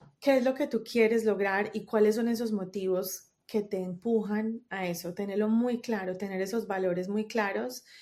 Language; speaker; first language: Spanish; native; Spanish